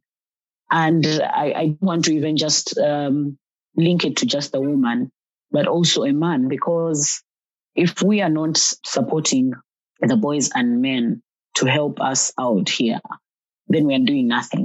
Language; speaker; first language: English; non-native, local second language; Ganda